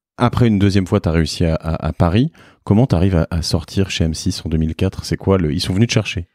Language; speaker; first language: French; native; French